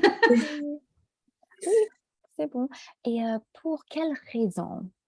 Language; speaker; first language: French; non-native, fluent; English